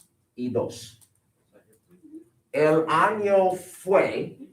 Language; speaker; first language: Spanish; non-native, fluent; English